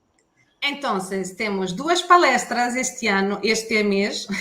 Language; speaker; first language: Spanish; non-native, learner; Portuguese